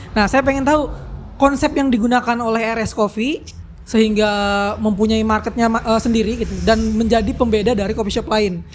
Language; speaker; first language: Indonesian; native; Indonesian